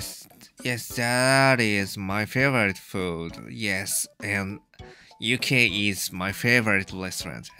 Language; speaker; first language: English; non-native, learner; Japanese